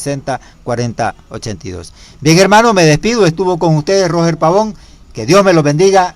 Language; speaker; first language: Spanish; native; Spanish